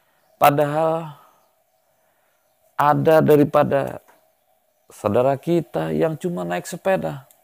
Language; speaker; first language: Indonesian; native; Indonesian